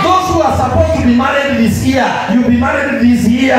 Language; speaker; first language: English; non-native, local second language; Swahili